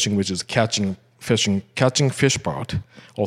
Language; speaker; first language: English; non-native, fluent; Japanese